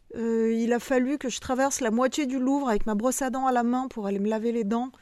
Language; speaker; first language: French; early bilingual, other home language; Bosnian